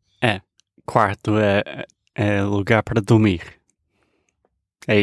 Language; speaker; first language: Portuguese; non-native, fluent; English